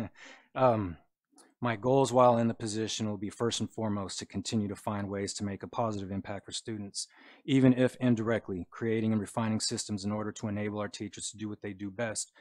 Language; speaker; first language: English; native; English